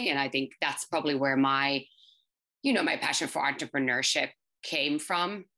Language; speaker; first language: English; non-native, fluent; Finnish